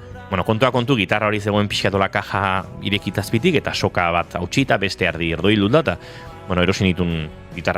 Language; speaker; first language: Basque; native; Basque